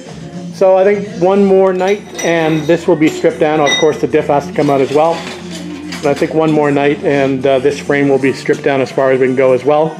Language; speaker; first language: English; native; English